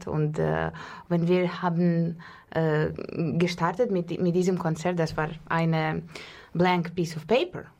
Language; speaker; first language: German; non-native, fluent; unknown